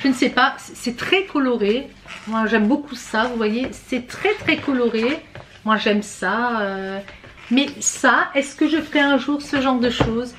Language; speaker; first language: French; native; French